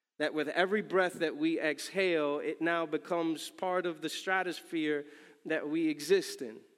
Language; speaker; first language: English; early bilingual, other home language; Spanish